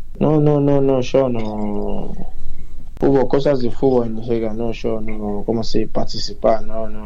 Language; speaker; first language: Spanish; non-native, learner; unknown